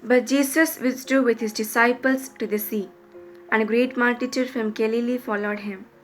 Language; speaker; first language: English; non-native, local second language; Malayalam